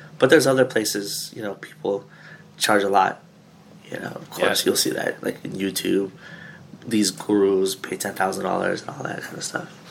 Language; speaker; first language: English; early bilingual, other home language; Filipino